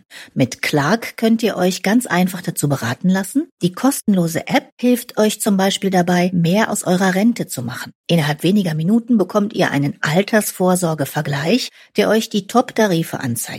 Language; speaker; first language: German; native; German